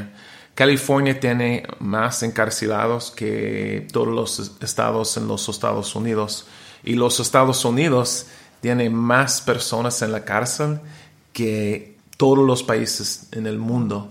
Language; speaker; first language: Spanish; non-native, learner; English